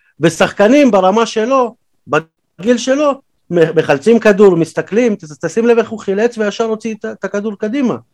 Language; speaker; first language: Hebrew; early bilingual, other home language; Russian